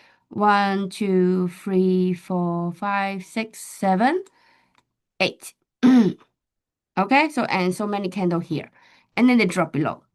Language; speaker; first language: English; non-native, fluent; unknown